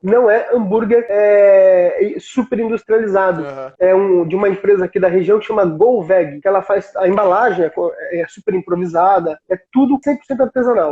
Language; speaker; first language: Portuguese; native; Portuguese